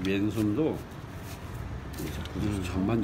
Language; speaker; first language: Korean; native; Korean